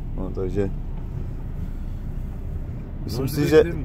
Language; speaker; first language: Czech; native; Czech